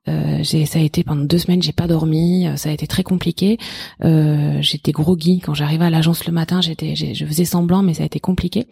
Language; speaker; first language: French; native; French